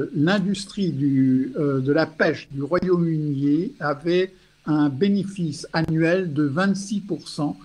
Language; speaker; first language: French; non-native, fluent; English